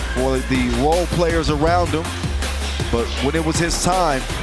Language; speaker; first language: English; native; English